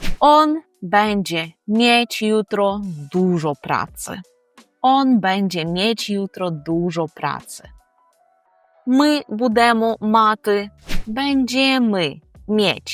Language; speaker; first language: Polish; non-native, fluent; Ukrainian